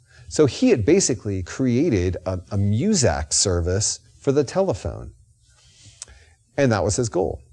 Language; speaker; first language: English; native; English